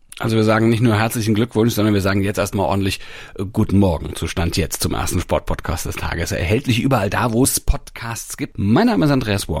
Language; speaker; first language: German; native; German